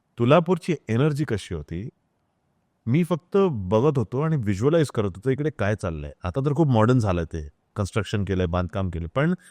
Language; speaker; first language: Marathi; non-native, local second language; Hindi